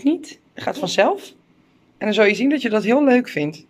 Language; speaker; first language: Dutch; native; Dutch